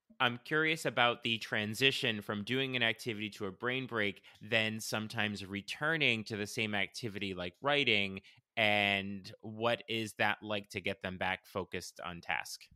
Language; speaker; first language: English; native; English